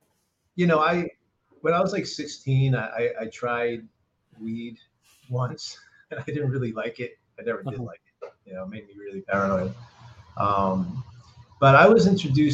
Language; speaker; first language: English; native; English